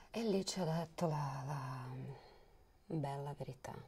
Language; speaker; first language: Italian; non-native, fluent; Romanian